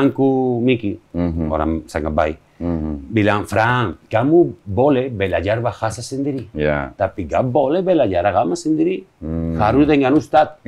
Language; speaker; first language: Indonesian; non-native, learner; Spanish